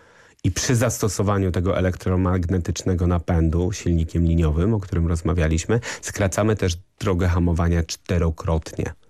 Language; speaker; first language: Polish; native; Polish